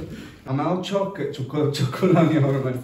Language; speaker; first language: Turkish; non-native, learner; Italian